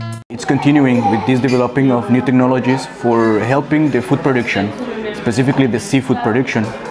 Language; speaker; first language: English; non-native, fluent; Spanish